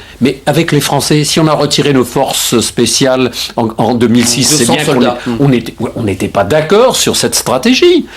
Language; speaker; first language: French; native; French